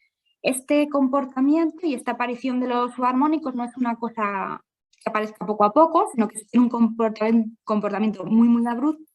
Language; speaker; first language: Spanish; native; Spanish